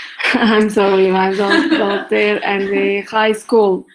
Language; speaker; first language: English; non-native, learner; Spanish